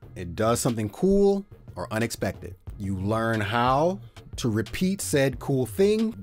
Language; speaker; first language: English; native; English